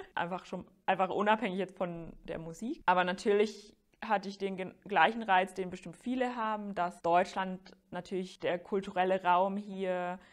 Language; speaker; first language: German; non-native, fluent; Finnish